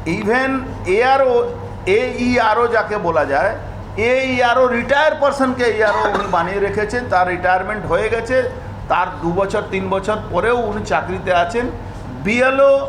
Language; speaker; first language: Bangla; non-native, local second language; Hindi